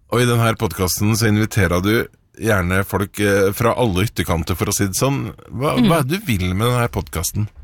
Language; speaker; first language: Norwegian; native; Norwegian